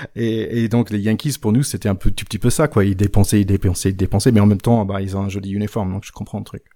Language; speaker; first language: French; non-native, fluent; English